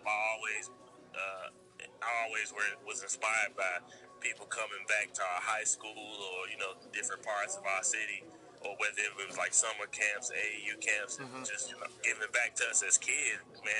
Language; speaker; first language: English; native; English